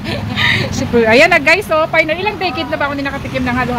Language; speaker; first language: Filipino; native; Filipino